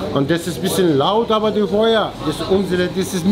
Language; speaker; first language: German; non-native, learner; Turkish